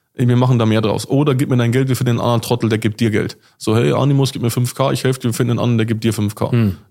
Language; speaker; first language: German; native; German